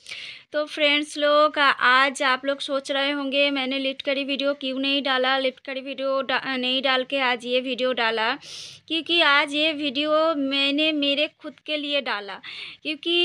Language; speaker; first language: Hindi; non-native, local second language; Bangla